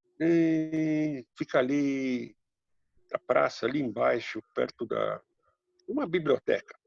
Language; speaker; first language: Portuguese; early bilingual, other home language; Hungarian